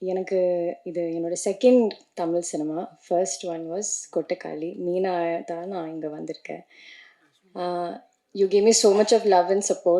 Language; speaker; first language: Tamil; non-native, learner; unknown